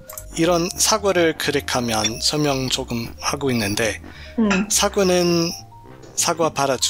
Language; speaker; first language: Korean; non-native, learner; English